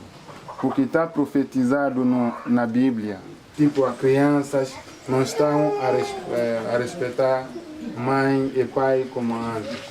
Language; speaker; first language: Portuguese; non-native, fluent; French